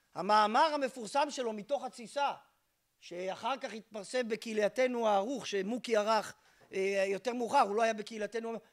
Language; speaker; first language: Hebrew; native; Hebrew